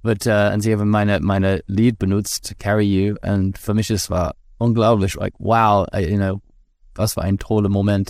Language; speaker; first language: German; non-native, learner; English